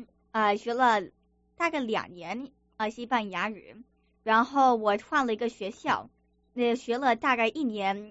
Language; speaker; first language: Chinese; early bilingual, other home language; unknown